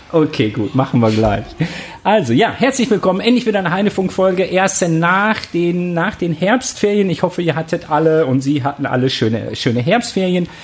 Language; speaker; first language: German; native; German